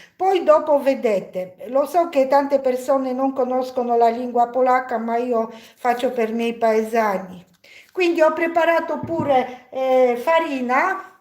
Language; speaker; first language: Italian; non-native, learner; Polish